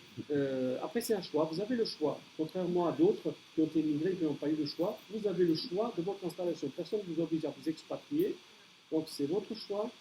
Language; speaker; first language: French; native; French